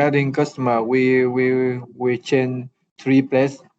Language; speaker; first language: English; non-native, learner; Vietnamese